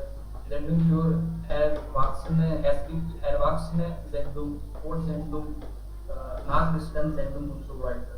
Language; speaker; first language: German; non-native, learner; Hindi